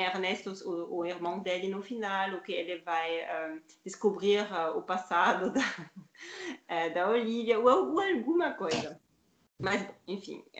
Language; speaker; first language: Portuguese; non-native, learner; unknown